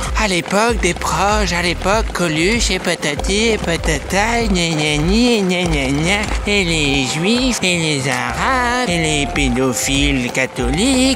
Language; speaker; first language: French; native; French